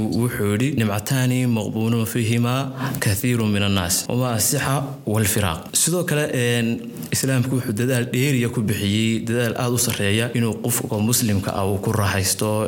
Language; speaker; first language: Somali; native; Somali